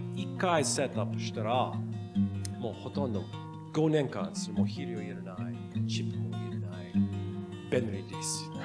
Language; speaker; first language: Japanese; non-native, learner; English